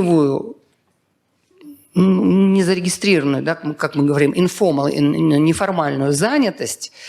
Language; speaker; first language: Russian; native; Russian